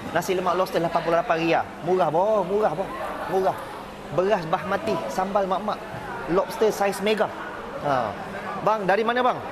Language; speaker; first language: Malay; native; Malay